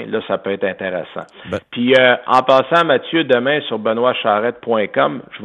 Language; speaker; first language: French; native; French